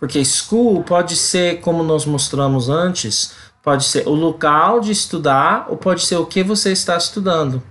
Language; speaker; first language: Portuguese; non-native, learner; English